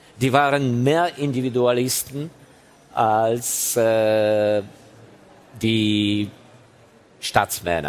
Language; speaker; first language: German; non-native, fluent; Ukrainian